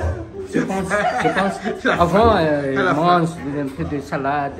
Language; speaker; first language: French; non-native, local second language; Malagasy